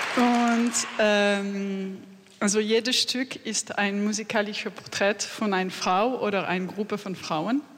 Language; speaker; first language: German; non-native, learner; French